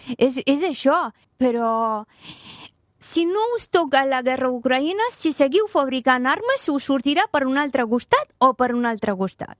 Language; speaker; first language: Catalan; non-native, fluent; Persian